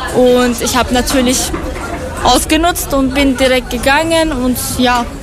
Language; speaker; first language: German; non-native, fluent; Persian